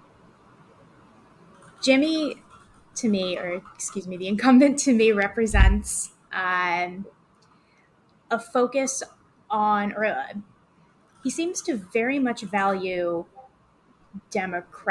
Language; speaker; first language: English; native; English